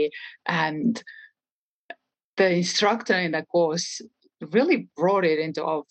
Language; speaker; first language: English; non-native, fluent; Estonian